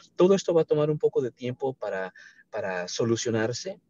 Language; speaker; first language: Spanish; native; Spanish